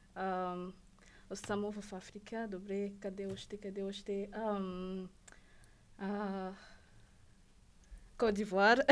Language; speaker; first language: Bulgarian; non-native, learner; Rundi